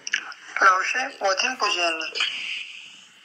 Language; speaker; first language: Chinese; non-native, learner; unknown